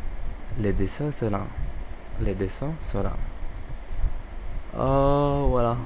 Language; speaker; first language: French; non-native, learner; English